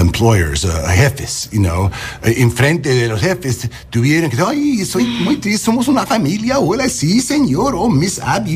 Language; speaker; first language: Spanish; non-native, learner; English